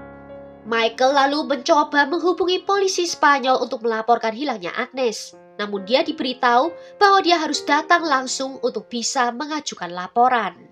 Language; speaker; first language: Indonesian; native; Indonesian